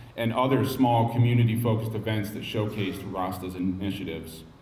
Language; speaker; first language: English; native; English